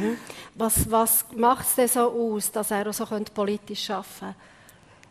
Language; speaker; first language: German; native; German